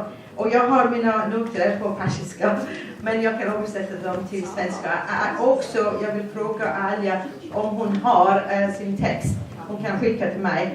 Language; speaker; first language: Swedish; non-native, fluent; Persian